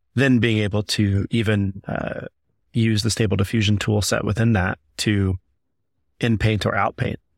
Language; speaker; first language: English; native; English